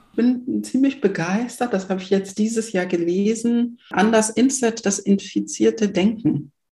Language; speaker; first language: German; early bilingual, other home language; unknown